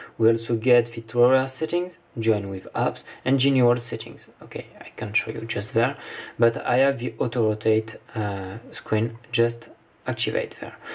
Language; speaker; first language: English; non-native, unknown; French